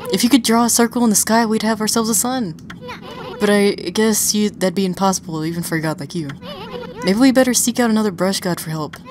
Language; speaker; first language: English; native; English